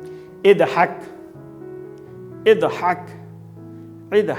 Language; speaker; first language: Arabic; non-native, fluent; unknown